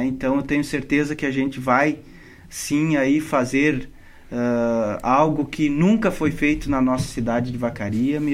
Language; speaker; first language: Portuguese; native; Portuguese